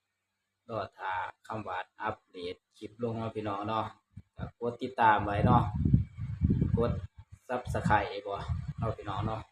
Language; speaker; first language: Thai; non-native, local second language; Lao